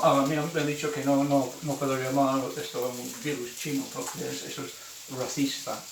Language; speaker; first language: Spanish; non-native, fluent; English